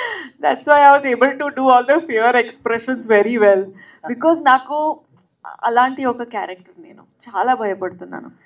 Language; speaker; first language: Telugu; non-native, local second language; Hindi